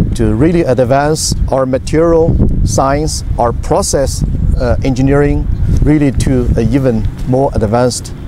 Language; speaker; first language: English; non-native, fluent; Chinese